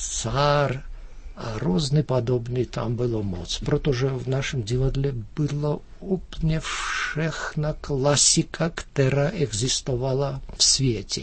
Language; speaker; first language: Czech; early bilingual, heritage; Czech